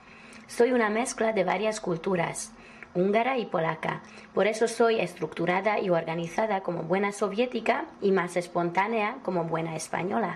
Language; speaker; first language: Spanish; non-native, fluent; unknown